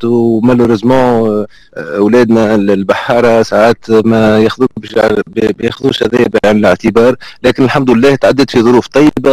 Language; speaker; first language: Arabic; native; Arabic